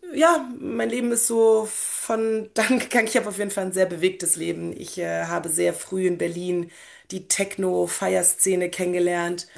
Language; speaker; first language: German; early bilingual, other home language; Polish